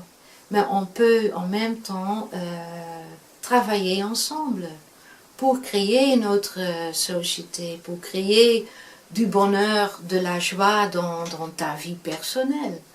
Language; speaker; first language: French; non-native, fluent; Dutch